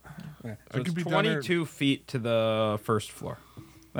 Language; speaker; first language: English; native; English